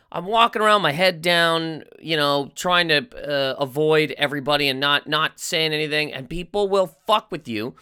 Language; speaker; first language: English; native; English